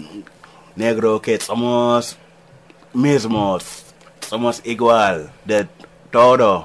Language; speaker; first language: Spanish; non-native, learner; Wolof